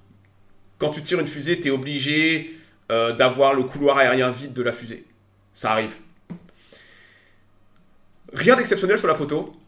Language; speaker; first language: French; native; French